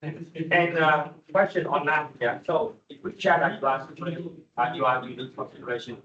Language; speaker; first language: English; non-native, learner; Vietnamese